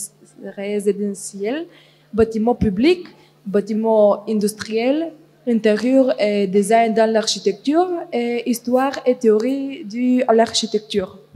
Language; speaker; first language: French; non-native, fluent; Bulgarian